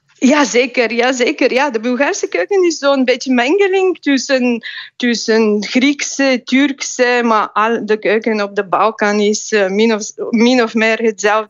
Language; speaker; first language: Dutch; non-native, fluent; Bulgarian